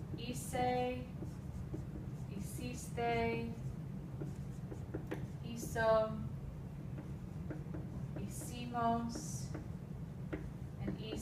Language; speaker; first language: Spanish; non-native, fluent; English